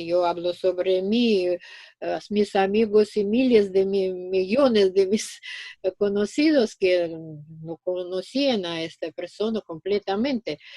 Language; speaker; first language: Spanish; non-native, fluent; Russian